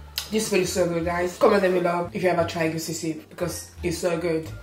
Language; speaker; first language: English; native; English